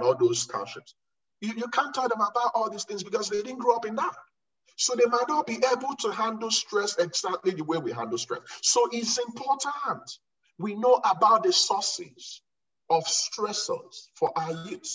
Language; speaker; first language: English; non-native, local second language; Igbo